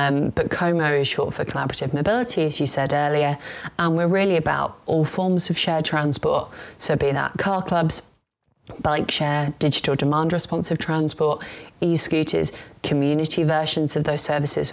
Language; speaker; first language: English; native; English